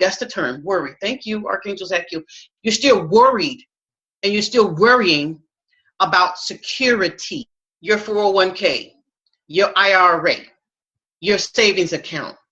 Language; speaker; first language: English; native; English